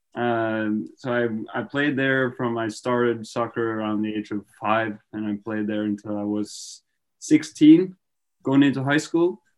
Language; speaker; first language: English; non-native, fluent; Norwegian